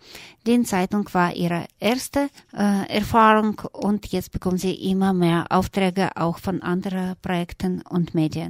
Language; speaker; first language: German; non-native, fluent; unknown